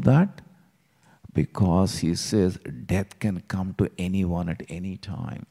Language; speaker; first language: English; non-native, local second language; Telugu